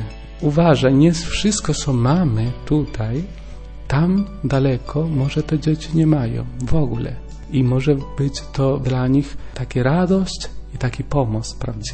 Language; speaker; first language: Polish; non-native, learner; Spanish